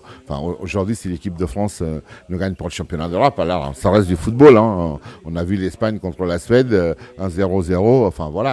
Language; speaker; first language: French; early bilingual, other home language; Portuguese